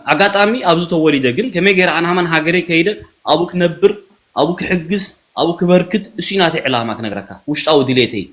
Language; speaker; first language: Tigrinya; early bilingual, heritage; Tigrinya